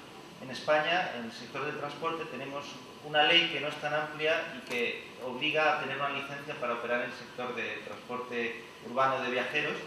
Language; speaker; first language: Spanish; native; Spanish